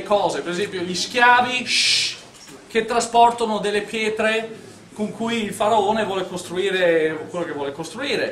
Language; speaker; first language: Italian; native; Italian